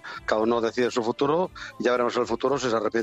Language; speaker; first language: Spanish; native; Spanish